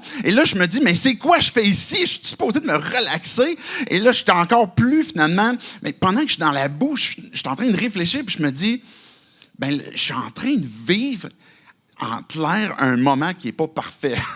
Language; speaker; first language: French; native; French